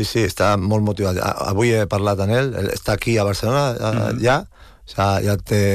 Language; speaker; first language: Catalan; non-native, local second language; Spanish